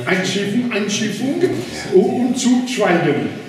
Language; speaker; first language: German; non-native, learner; French